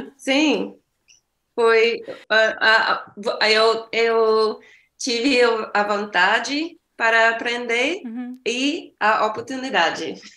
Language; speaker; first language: Portuguese; non-native, learner; English